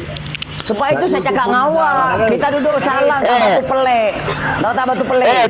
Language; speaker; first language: Malay; native; Malay